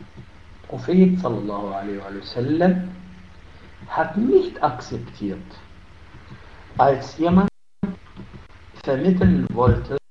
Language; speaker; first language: German; non-native, fluent; Arabic